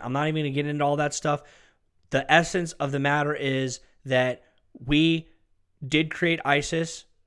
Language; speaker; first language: English; native; English